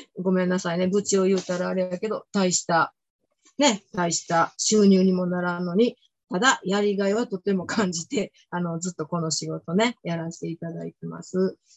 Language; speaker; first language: Japanese; native; Japanese